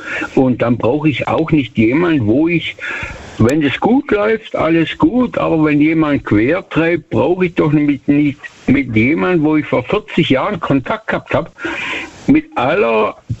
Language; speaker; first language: German; native; German